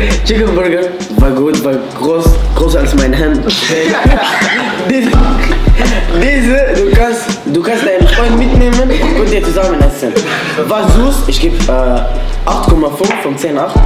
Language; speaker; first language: German; non-native, learner; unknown